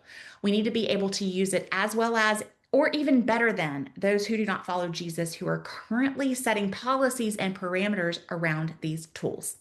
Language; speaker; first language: English; native; English